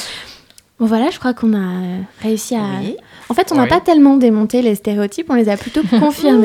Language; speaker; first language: French; native; French